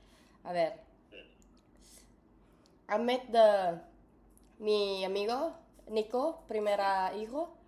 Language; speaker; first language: Spanish; non-native, learner; English